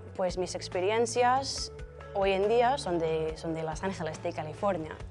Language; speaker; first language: Spanish; non-native, fluent; English